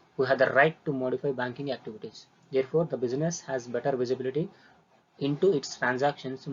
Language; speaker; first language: English; non-native, local second language; Kannada